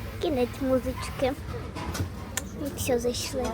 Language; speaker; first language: Polish; non-native, learner; Ukrainian